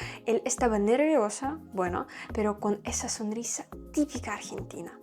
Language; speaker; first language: Spanish; non-native, learner; Russian